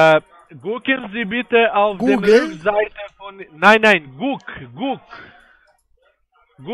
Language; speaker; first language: German; non-native, learner; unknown